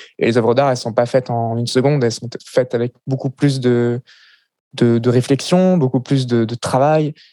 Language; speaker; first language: French; native; French